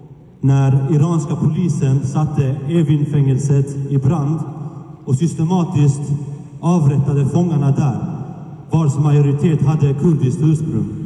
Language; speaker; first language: Swedish; early bilingual, other home language; Kurdish